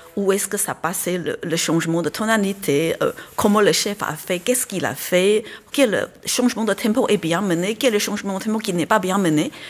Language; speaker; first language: French; non-native, fluent; Chinese